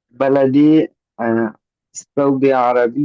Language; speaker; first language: Arabic; non-native, learner; Bangla